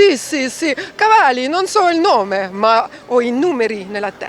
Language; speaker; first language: Italian; non-native, learner; French